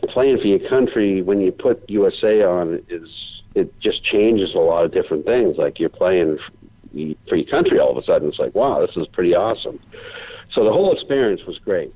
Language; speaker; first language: English; native; English